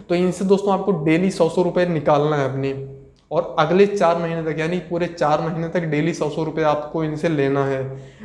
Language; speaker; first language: Hindi; native; Hindi